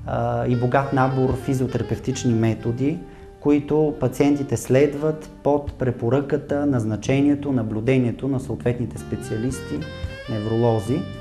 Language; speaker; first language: Bulgarian; native; Bulgarian